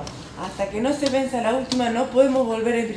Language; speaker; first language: Spanish; native; Spanish